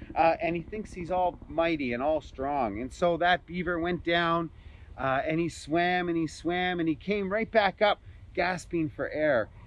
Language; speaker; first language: English; native; English